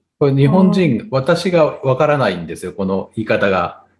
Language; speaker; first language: Japanese; non-native, fluent; Tatar